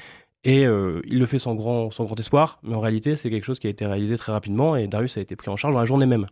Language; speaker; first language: French; native; French